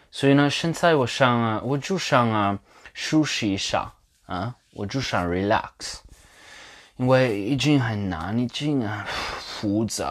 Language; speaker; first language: Chinese; non-native, fluent; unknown